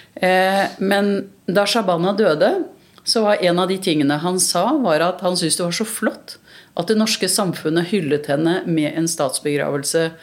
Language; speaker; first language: Norwegian; early bilingual, other home language; Urdu